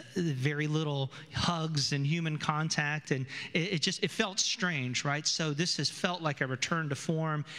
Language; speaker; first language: English; native; English